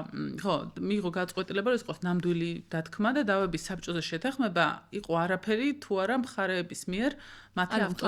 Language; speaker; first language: Georgian; native; Georgian